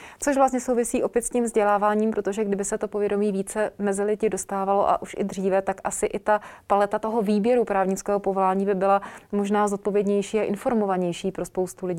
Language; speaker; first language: Czech; native; Czech